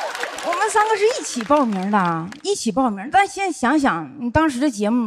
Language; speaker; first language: Chinese; native; Chinese